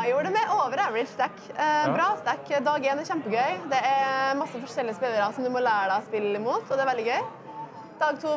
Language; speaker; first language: Norwegian; native; Norwegian